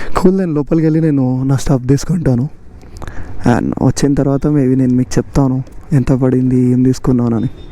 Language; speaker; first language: Telugu; non-native, local second language; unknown